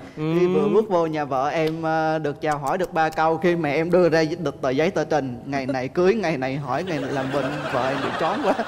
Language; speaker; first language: Vietnamese; native; Vietnamese